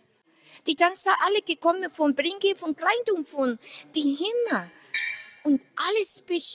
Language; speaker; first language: German; non-native, learner; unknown